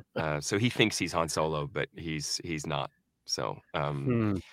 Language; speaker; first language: English; early bilingual, other home language; Norwegian